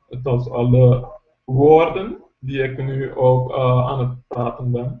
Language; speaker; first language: Dutch; non-native, local second language; Papiamento